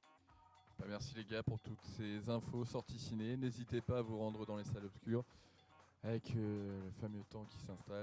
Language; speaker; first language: French; native; French